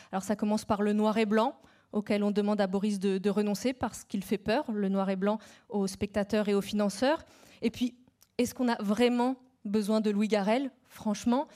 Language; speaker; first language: French; native; French